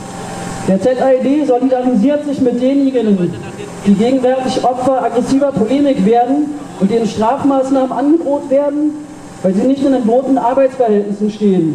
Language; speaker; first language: German; native; German